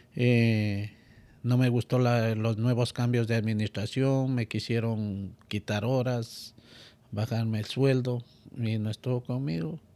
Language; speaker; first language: Spanish; native; Spanish